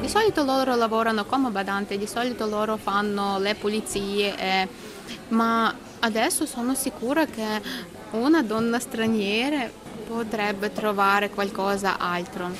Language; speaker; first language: Italian; non-native, learner; Ukrainian